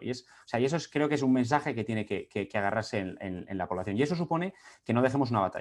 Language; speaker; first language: Spanish; native; Spanish